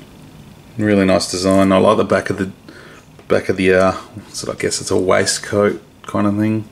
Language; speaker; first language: English; native; English